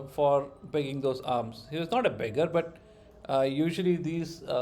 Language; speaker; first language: English; non-native, local second language; Kannada